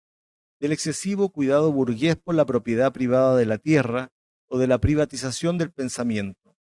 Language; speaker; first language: Spanish; native; Spanish